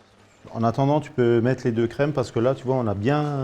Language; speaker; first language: French; native; French